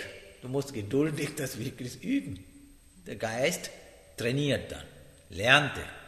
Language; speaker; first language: German; non-native, fluent; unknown